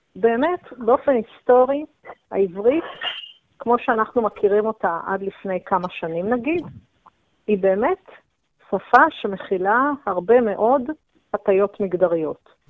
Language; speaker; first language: Hebrew; native; Hebrew